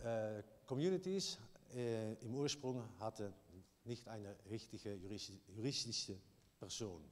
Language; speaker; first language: German; non-native, learner; Dutch